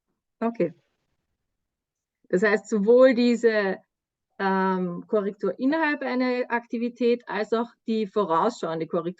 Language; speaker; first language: German; native; German